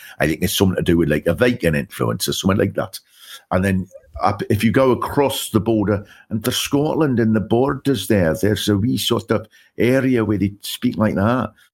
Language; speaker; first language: English; native; English